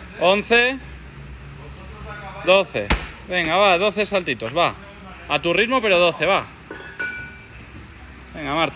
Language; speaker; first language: Spanish; non-native, local second language; Catalan